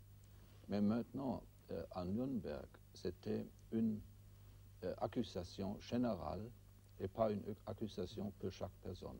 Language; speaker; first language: French; non-native, fluent; German